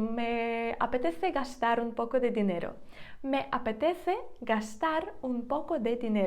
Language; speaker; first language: Spanish; non-native, fluent; Ukrainian